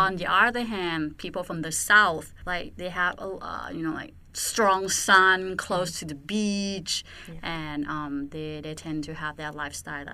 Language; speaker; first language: English; non-native, fluent; Thai